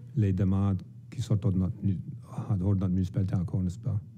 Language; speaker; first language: French; native; French